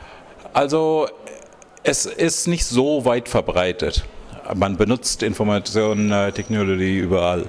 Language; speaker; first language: German; non-native, fluent; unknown